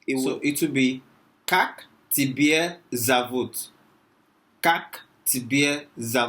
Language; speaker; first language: Russian; non-native, learner; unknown